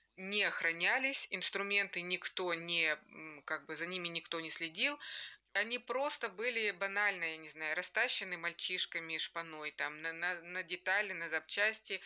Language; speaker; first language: Russian; native; Russian